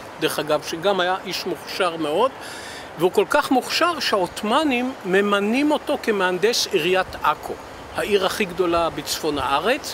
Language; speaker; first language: Hebrew; native; Hebrew